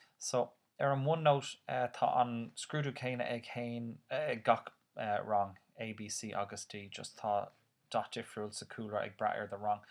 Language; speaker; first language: Irish; non-native, local second language; English